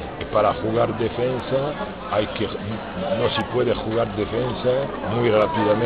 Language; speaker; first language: Spanish; non-native, fluent; French